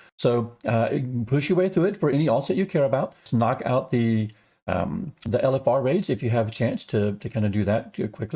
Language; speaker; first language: English; native; English